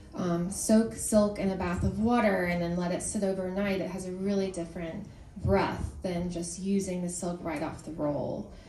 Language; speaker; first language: English; native; English